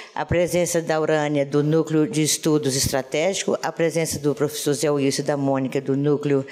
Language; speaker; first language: Portuguese; native; Portuguese